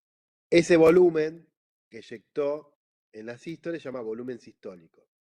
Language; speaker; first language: Spanish; native; Spanish